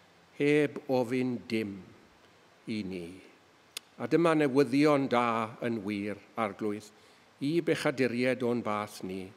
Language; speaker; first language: Welsh; native; Welsh